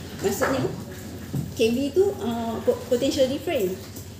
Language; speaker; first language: English; non-native, local second language; Malay